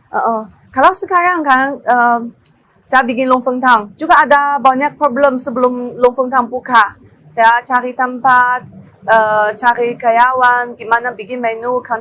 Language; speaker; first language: Indonesian; non-native, learner; Chinese